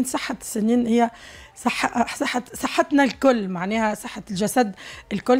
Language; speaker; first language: Arabic; native; Arabic